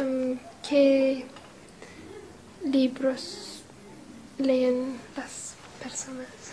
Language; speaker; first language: Spanish; non-native, learner; English